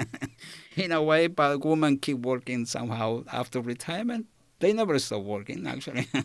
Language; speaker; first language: English; non-native, fluent; Spanish